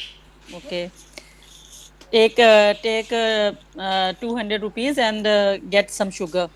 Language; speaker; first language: English; non-native, learner; Hindi